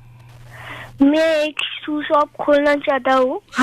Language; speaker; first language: Hindi; non-native, local second language; Bangla